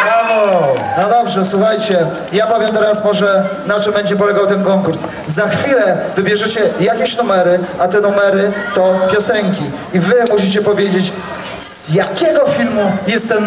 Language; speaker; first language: Polish; native; Polish